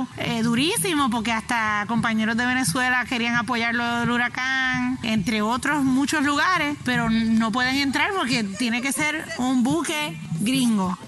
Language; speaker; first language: Spanish; native; Spanish